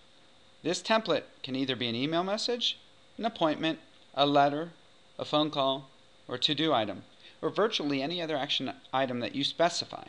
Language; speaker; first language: English; native; English